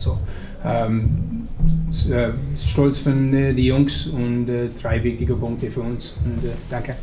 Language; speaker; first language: German; non-native, learner; English